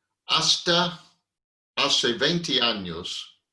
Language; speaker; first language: Spanish; non-native, fluent; English